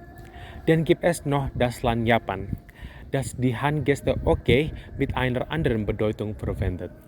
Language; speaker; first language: German; non-native, learner; Indonesian